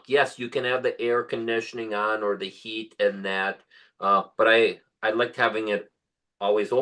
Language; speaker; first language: English; native; English